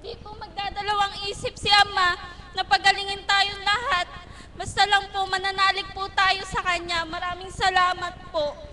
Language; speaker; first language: Filipino; native; Filipino